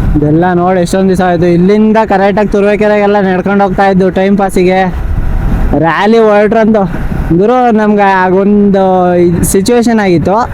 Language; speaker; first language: Kannada; non-native, local second language; Marathi